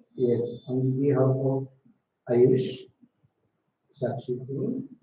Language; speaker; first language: English; non-native, local second language; Marathi